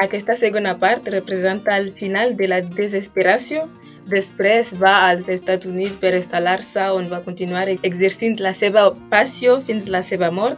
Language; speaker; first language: Catalan; non-native, learner; French